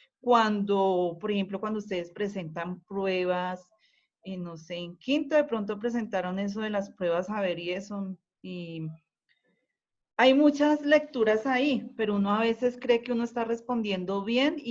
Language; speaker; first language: Spanish; native; Spanish